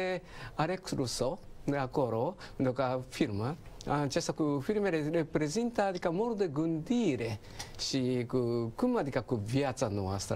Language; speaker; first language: Romanian; non-native, learner; Japanese